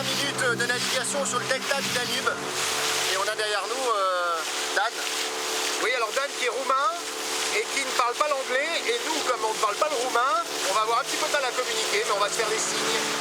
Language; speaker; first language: French; native; French